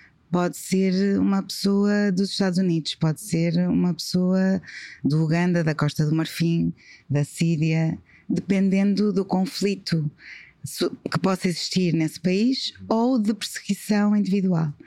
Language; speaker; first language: Portuguese; native; Portuguese